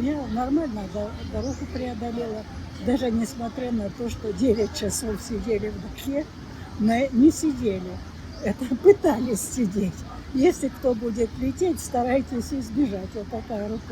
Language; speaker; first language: Russian; native; Russian